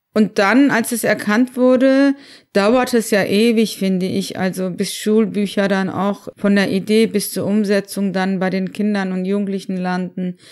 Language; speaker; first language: German; early bilingual, other home language; Turkish